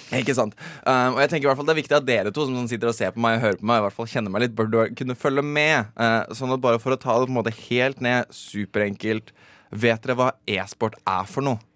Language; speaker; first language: Norwegian; native; Norwegian